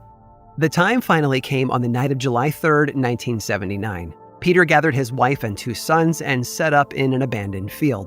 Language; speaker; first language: English; native; English